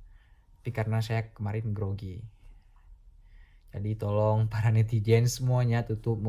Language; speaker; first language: Indonesian; non-native, local second language; Achinese